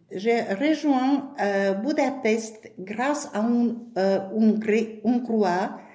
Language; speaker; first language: French; non-native, learner; Ukrainian